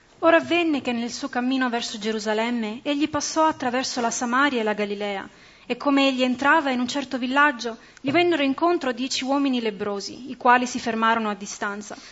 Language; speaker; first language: Italian; native; Italian